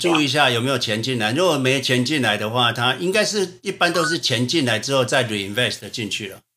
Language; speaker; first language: Chinese; native; Chinese